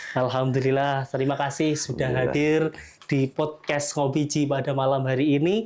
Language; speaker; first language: Indonesian; native; Indonesian